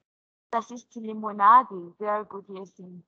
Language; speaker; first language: German; non-native, fluent; Arabic